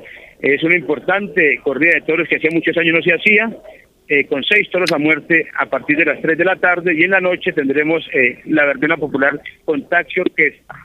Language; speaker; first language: Spanish; native; Spanish